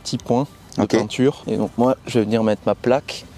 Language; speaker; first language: French; native; French